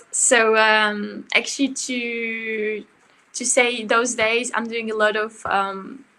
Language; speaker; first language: English; early bilingual, other home language; Ukrainian